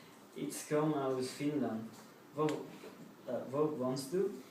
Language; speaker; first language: German; non-native, learner; Spanish